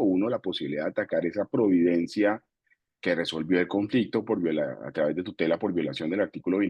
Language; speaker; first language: Spanish; native; Spanish